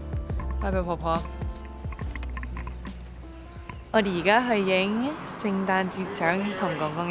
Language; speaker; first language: Cantonese; early bilingual, heritage; Cantonese